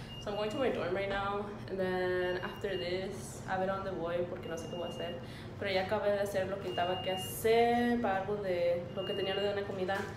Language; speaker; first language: Spanish; early bilingual, heritage; Spanish